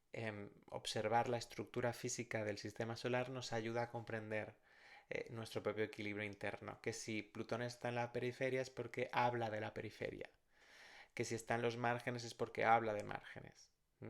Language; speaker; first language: Spanish; native; Spanish